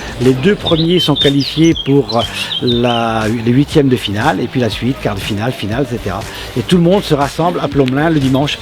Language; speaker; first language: French; native; French